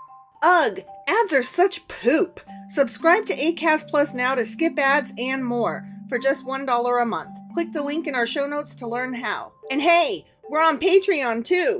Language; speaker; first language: English; native; English